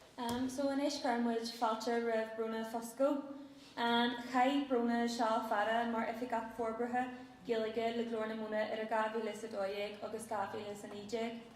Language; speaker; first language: Irish; non-native, local second language; English